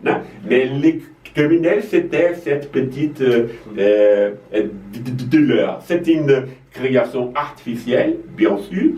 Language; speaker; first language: French; non-native, fluent; Portuguese